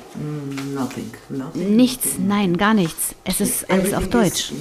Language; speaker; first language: German; non-native, fluent; Bulgarian